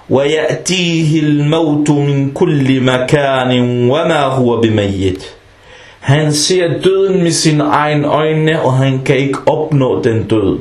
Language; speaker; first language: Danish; early bilingual, other home language; Arabic